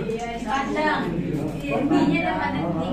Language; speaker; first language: Indonesian; native; Indonesian